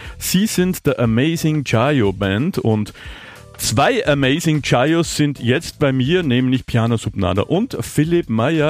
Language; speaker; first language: German; native; German